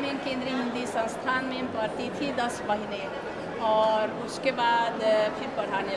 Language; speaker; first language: Hindi; non-native, fluent; Hungarian